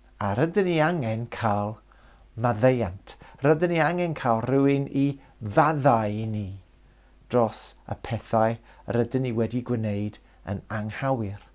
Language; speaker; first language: Welsh; non-native, local second language; English